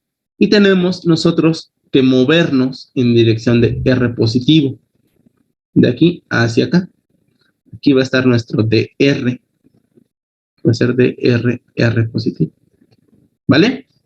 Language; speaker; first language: Spanish; native; Spanish